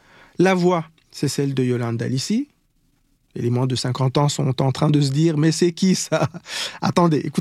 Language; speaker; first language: French; native; French